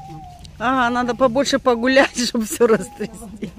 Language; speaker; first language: Russian; native; Russian